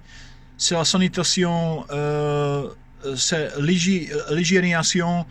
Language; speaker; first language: French; non-native, fluent; Czech